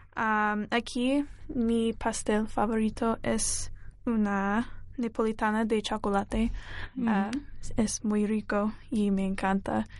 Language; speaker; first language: Spanish; non-native, learner; English